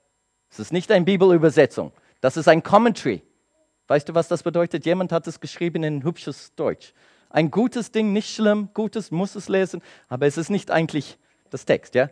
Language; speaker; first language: German; non-native, learner; English